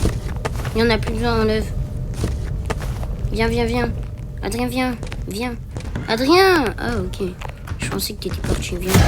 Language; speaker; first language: French; native; French